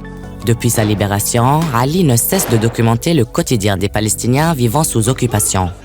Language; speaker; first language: French; native; French